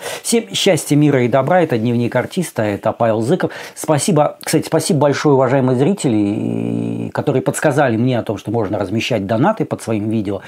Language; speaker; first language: Russian; native; Russian